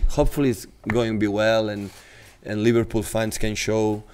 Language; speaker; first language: English; non-native, fluent; Catalan